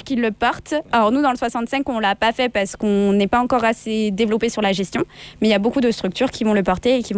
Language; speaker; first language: French; native; French